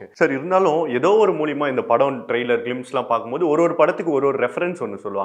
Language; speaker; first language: Tamil; native; Tamil